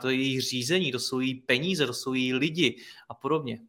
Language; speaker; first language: Czech; native; Czech